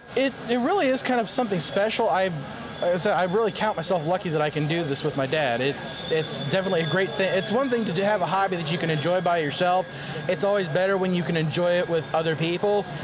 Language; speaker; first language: English; non-native, fluent; German